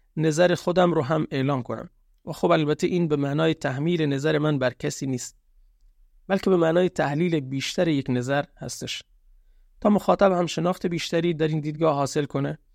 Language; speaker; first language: Persian; non-native, local second language; Baluchi